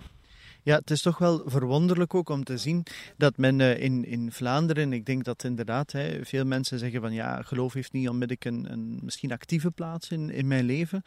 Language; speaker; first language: Dutch; native; Dutch